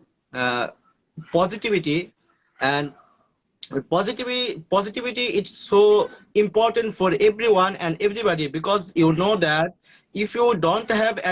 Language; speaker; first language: English; non-native, learner; Bangla